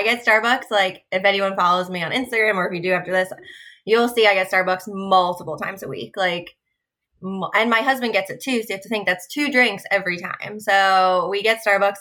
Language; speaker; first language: English; native; English